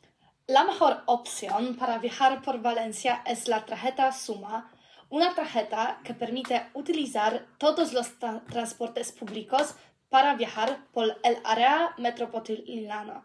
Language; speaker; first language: Spanish; non-native, learner; English